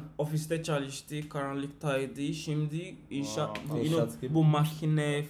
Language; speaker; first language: Turkish; non-native, learner; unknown